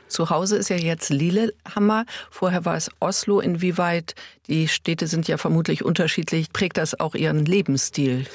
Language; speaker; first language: German; native; German